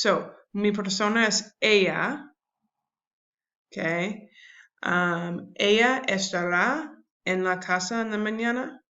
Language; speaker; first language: Spanish; non-native, learner; English